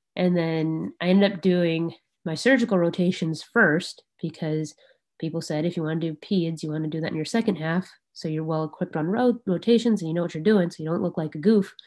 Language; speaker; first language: English; native; English